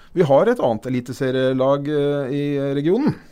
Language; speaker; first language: Norwegian; native; Norwegian